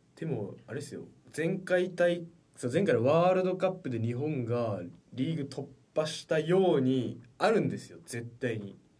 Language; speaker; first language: Japanese; native; Japanese